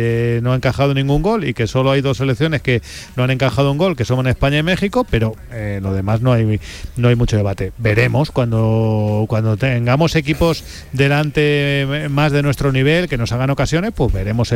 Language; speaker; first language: Spanish; native; Spanish